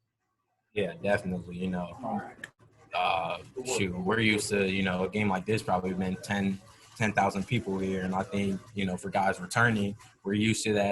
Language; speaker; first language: English; native; English